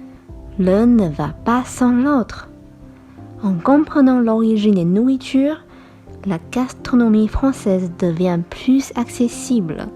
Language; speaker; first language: French; non-native, fluent; Chinese